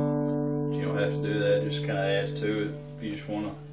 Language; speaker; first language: English; native; English